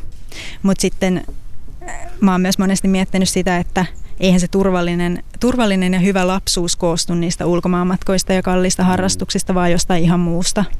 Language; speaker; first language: Finnish; native; Finnish